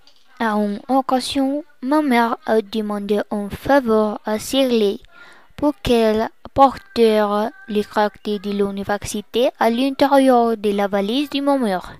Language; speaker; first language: French; non-native, learner; Spanish